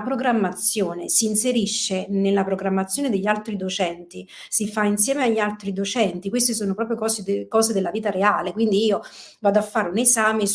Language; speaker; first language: Italian; native; Italian